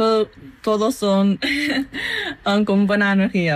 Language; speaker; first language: Spanish; non-native, learner; English